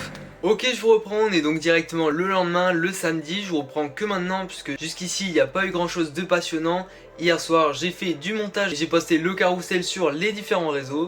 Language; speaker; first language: French; native; French